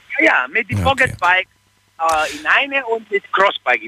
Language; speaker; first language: German; non-native, fluent; Italian